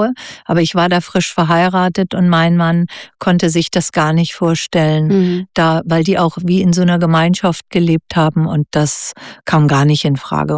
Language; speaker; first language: German; native; German